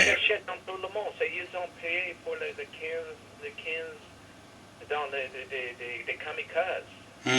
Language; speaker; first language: French; non-native, learner; English